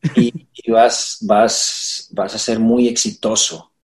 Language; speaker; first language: Spanish; native; Spanish